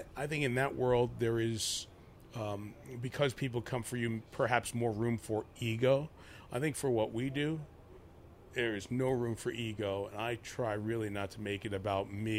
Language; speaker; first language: English; native; English